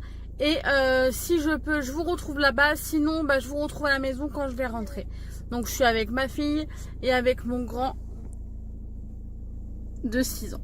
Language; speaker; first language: French; native; French